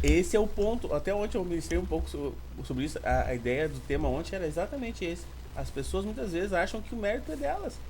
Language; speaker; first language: Portuguese; native; Portuguese